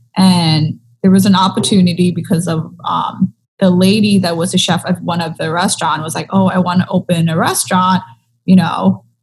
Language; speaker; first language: English; early bilingual, other home language; Thai